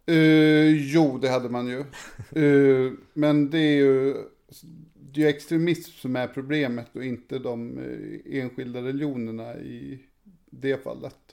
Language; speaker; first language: Swedish; native; Swedish